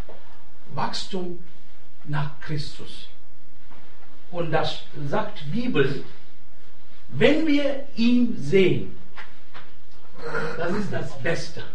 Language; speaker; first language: German; non-native, fluent; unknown